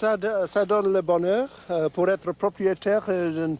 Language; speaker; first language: French; non-native, learner; English